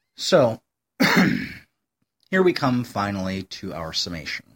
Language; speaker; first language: English; native; English